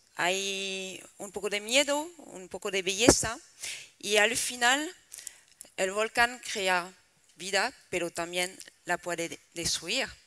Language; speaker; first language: Spanish; non-native, fluent; French